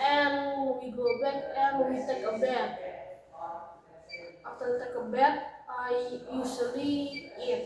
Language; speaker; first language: English; non-native, learner; Indonesian